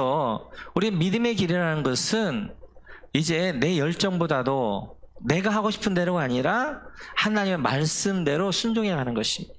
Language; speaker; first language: Korean; native; Korean